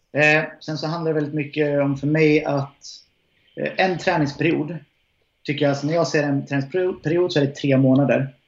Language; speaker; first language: Swedish; native; Swedish